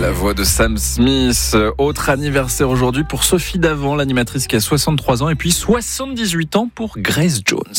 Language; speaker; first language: French; native; French